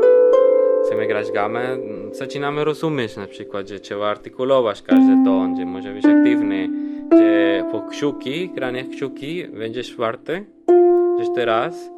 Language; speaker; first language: Polish; non-native, learner; Spanish